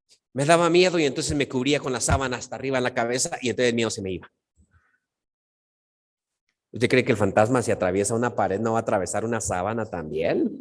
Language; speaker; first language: Spanish; native; Spanish